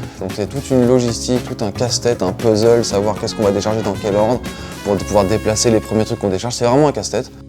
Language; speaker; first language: French; native; French